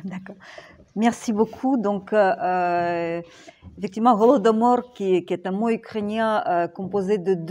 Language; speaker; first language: French; non-native, fluent; Ukrainian